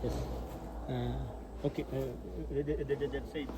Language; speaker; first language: English; non-native, learner; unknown